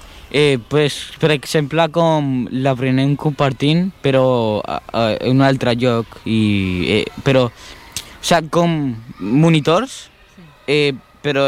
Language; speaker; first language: Catalan; early bilingual, other home language; Polish